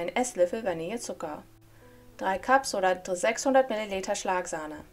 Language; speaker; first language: German; non-native, fluent; English